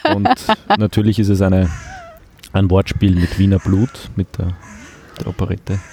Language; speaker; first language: German; native; German